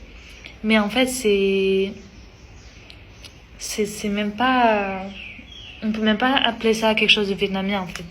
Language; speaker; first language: French; early bilingual, other home language; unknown